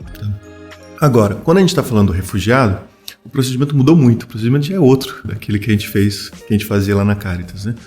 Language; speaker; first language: Portuguese; native; Portuguese